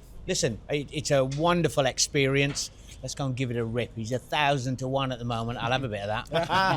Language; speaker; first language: English; native; English